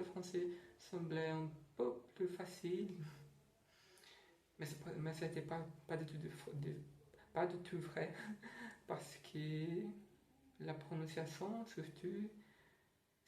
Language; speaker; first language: French; non-native, learner; Portuguese